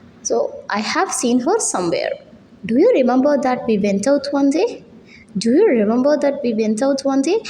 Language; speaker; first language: English; non-native, local second language; Tamil